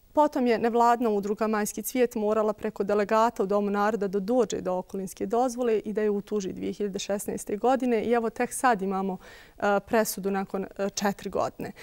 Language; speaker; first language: Croatian; native; Croatian